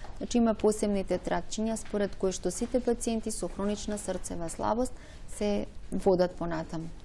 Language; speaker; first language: Macedonian; native; Macedonian